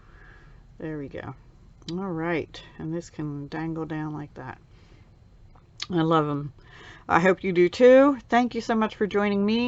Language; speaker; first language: English; native; English